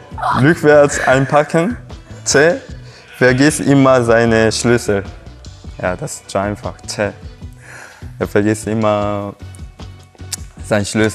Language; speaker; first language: German; non-native, learner; Korean